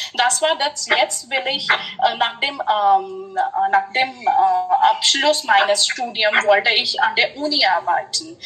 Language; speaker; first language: German; non-native, fluent; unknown